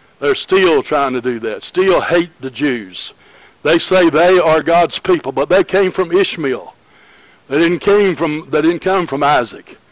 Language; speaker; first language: English; native; English